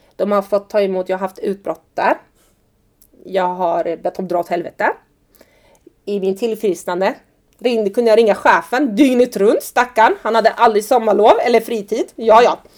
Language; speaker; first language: Swedish; early bilingual, other home language; Persian